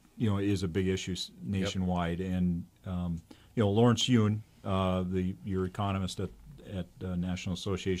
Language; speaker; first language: English; native; English